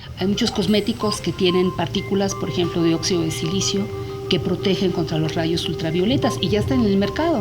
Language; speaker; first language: Spanish; native; Spanish